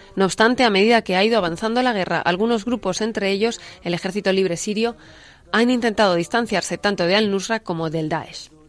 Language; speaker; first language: Spanish; native; Spanish